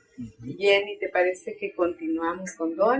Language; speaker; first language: Spanish; native; Spanish